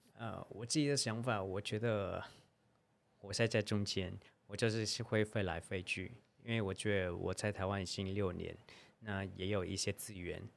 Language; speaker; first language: Chinese; non-native, fluent; Vietnamese